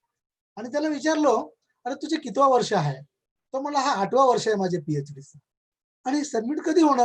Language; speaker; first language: Marathi; non-native, local second language; Kannada